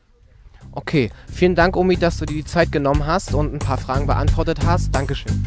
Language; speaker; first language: German; native; German